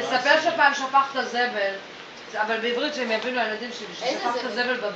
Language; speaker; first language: Hebrew; native; Hebrew